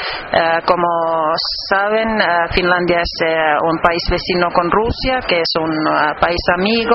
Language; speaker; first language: Spanish; non-native, fluent; Finnish